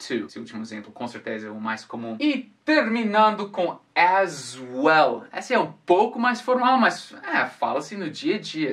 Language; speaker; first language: Portuguese; non-native, fluent; English